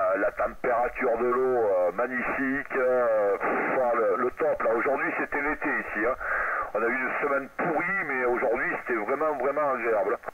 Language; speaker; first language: French; native; French